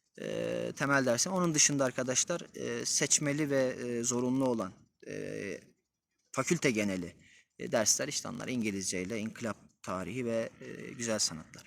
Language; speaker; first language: Turkish; native; Turkish